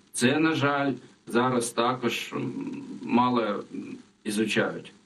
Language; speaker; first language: Ukrainian; non-native, local second language; Russian